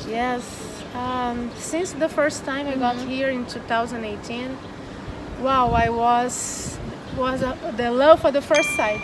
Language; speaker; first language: English; non-native, learner; Portuguese